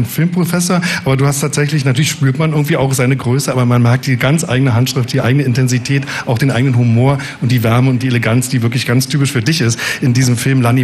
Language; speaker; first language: German; native; German